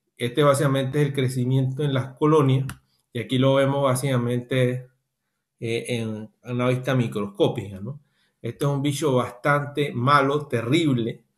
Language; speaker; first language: Spanish; native; Spanish